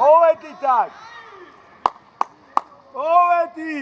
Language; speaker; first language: Georgian; native; Georgian